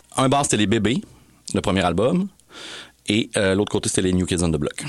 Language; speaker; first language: French; native; French